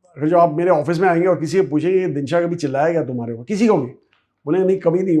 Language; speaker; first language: Hindi; non-native, local second language; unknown